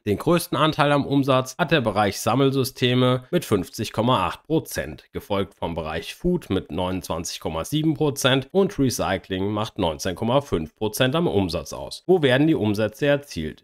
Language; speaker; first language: German; native; German